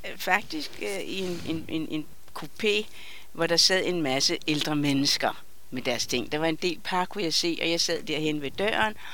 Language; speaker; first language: Danish; native; Danish